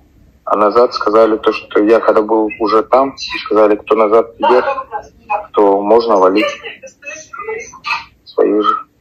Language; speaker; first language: Russian; native; Russian